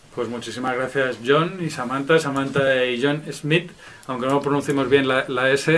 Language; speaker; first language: Spanish; native; Spanish